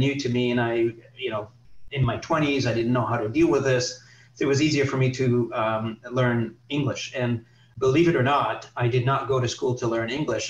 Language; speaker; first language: English; non-native, fluent; Arabic